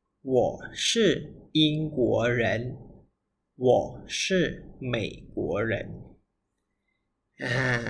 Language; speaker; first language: Chinese; non-native, fluent; Thai